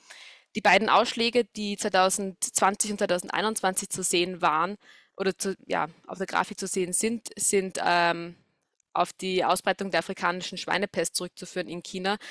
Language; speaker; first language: German; native; German